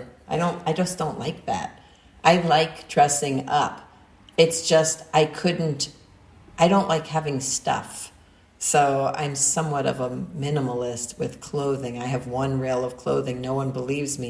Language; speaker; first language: English; native; English